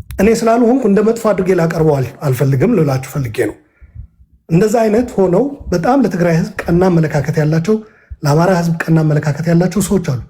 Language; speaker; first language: Amharic; non-native, local second language; Tigrinya